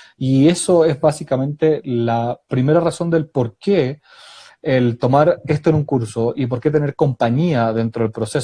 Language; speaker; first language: Spanish; native; Spanish